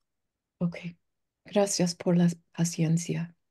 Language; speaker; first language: Spanish; non-native, fluent; English